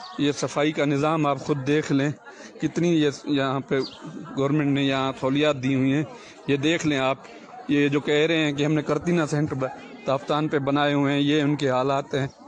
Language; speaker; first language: Urdu; non-native, local second language; Sindhi